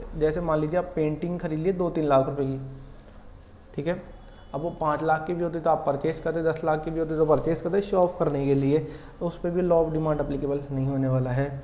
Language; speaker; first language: Hindi; native; Hindi